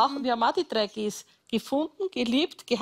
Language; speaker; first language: German; native; German